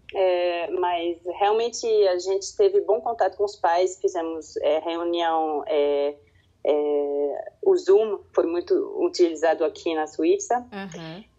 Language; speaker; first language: Portuguese; non-native, fluent; French